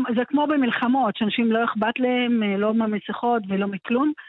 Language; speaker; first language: Hebrew; native; Hebrew